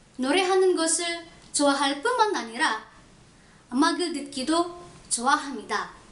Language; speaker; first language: Korean; non-native, learner; Indonesian